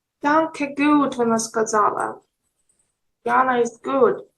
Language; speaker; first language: German; non-native, fluent; Ukrainian